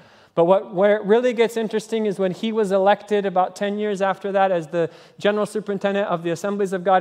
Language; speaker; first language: English; native; English